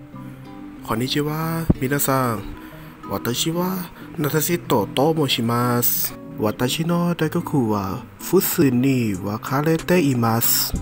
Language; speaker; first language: Japanese; non-native, learner; Thai